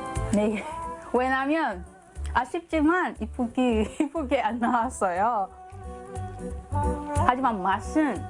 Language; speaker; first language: Korean; non-native, learner; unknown